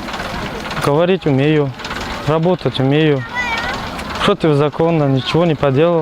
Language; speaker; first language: Russian; non-native, learner; Tajik